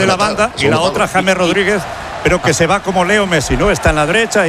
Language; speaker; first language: Spanish; native; Spanish